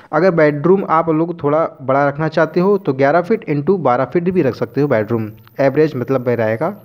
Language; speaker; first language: Hindi; native; Hindi